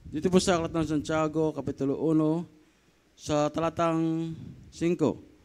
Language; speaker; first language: Filipino; native; Filipino